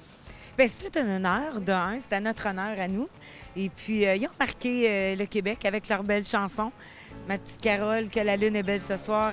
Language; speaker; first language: French; native; French